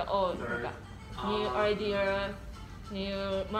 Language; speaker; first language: English; non-native, learner; Japanese